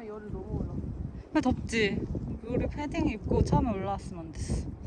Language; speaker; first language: Korean; native; Korean